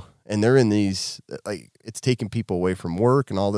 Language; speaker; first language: English; native; English